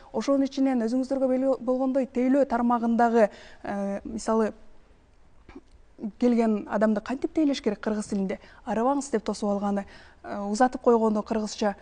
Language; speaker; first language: Kyrgyz; native; Kyrgyz